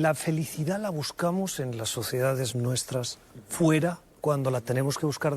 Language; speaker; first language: Spanish; native; Spanish